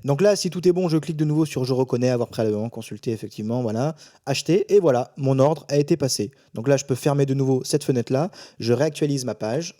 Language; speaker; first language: French; native; French